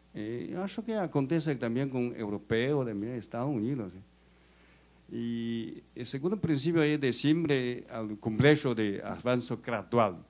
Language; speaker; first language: Portuguese; non-native, learner; Chinese